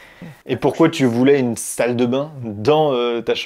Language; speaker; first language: French; native; French